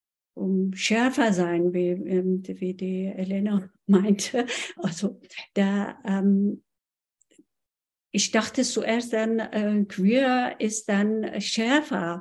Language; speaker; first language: German; non-native, fluent; Persian